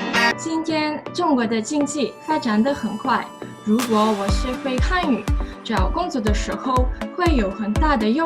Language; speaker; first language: Chinese; non-native, learner; Slovenian